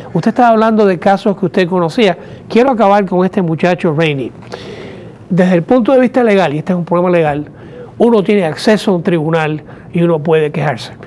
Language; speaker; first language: Spanish; native; Spanish